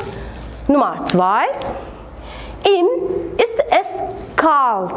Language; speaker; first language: German; non-native, fluent; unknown